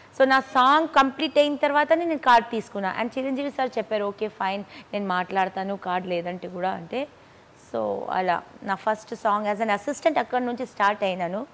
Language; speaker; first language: Telugu; non-native, local second language; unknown